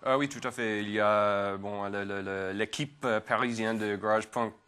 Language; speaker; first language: French; non-native, fluent; English